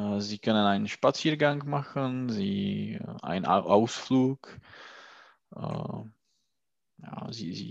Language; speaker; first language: German; non-native, learner; Czech